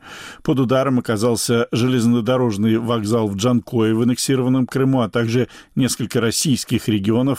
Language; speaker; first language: Russian; native; Russian